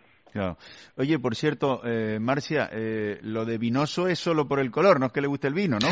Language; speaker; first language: Spanish; native; Spanish